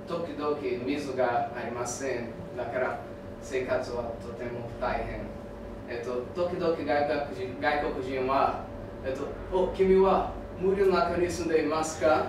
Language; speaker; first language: Japanese; non-native, learner; Portuguese